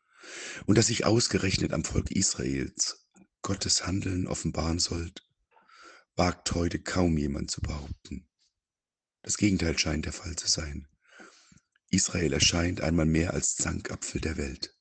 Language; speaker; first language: German; native; German